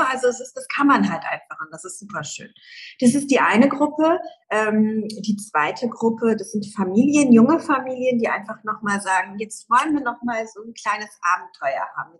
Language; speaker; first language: German; early bilingual, other home language; Persian